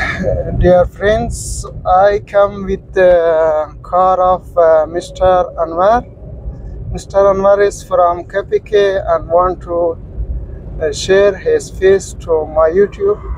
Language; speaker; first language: English; non-native, learner; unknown